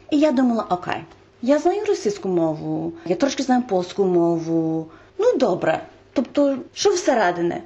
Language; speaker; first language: Ukrainian; non-native, fluent; English